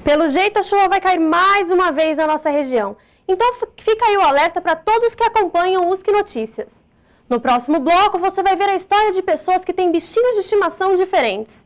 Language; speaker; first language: Portuguese; native; Portuguese